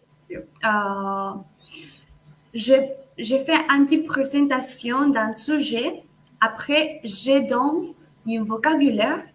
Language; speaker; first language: French; non-native, fluent; Spanish